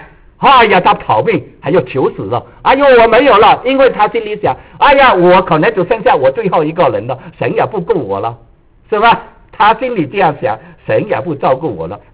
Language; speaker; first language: Chinese; native; Chinese